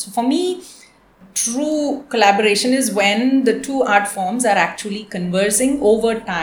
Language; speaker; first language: English; non-native, local second language; Tamil